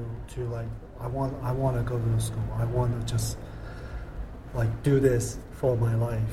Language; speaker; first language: English; non-native, local second language; Cantonese